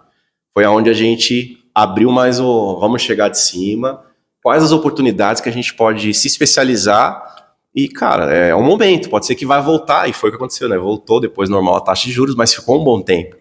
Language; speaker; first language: Portuguese; native; Portuguese